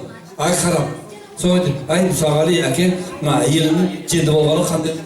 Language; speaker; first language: Kazakh; native; Kazakh